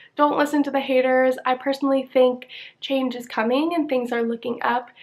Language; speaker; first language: English; native; English